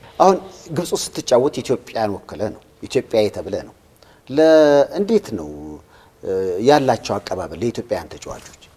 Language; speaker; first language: Amharic; native; Amharic